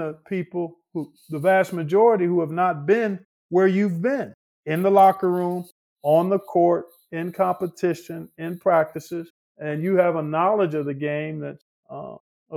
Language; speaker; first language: English; native; English